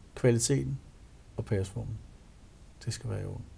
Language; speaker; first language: Danish; native; Danish